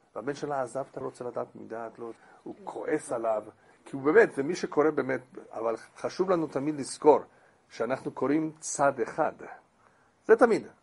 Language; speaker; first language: Hebrew; non-native, fluent; English